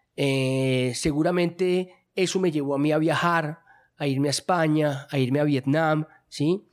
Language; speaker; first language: Spanish; native; Spanish